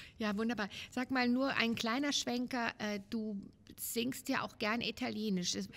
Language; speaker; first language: German; native; German